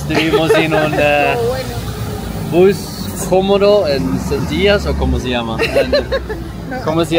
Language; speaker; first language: Spanish; non-native, learner; Swedish